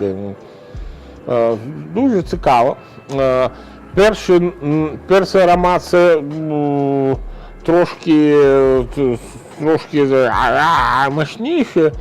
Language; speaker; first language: Ukrainian; non-native, learner; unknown